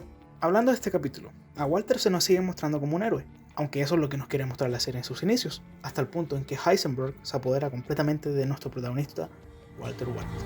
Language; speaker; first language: Spanish; native; Spanish